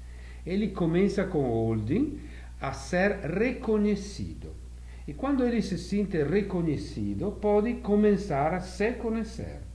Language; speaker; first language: Portuguese; non-native, fluent; Italian